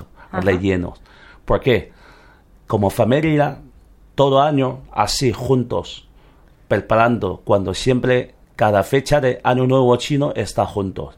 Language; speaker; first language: Spanish; non-native, learner; Chinese